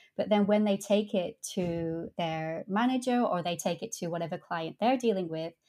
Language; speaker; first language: English; native; English